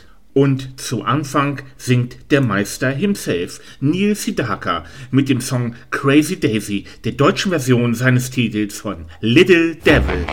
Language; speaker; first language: German; native; German